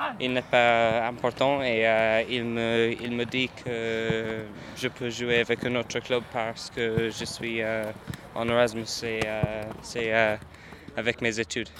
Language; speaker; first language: French; non-native, learner; English